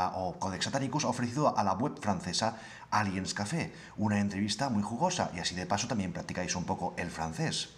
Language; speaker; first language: Spanish; native; Spanish